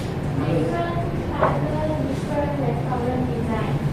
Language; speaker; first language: English; non-native, learner; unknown